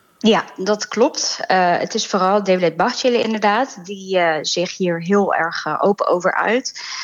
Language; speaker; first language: Dutch; early bilingual, other home language; Turkish